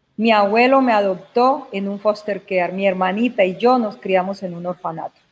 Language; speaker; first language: Spanish; native; Spanish